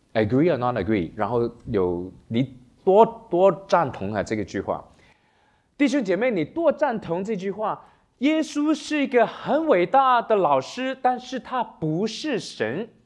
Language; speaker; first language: Chinese; non-native, local second language; Cantonese